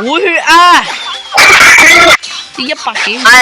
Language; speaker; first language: Chinese; early bilingual, heritage; Cantonese